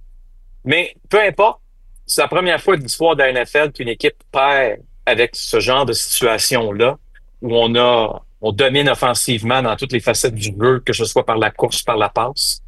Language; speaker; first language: French; native; French